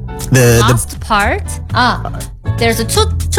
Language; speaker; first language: English; non-native, learner; Korean